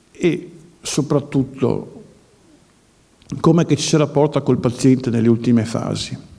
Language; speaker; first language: Italian; native; Italian